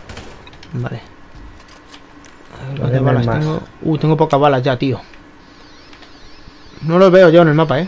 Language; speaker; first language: Spanish; native; Spanish